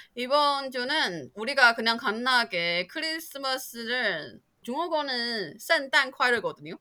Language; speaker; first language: Korean; non-native, fluent; Chinese